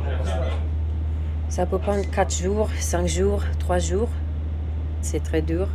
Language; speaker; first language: French; non-native, fluent; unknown